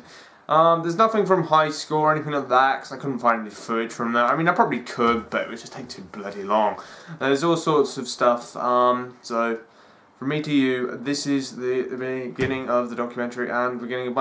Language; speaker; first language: English; native; English